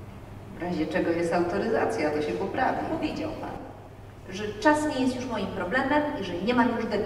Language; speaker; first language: Polish; native; Polish